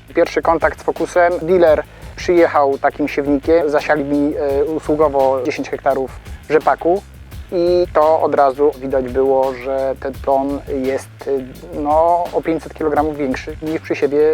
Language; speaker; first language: Polish; native; Polish